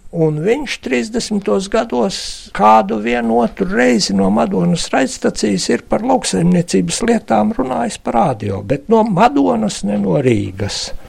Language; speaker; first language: Latvian; native; Latvian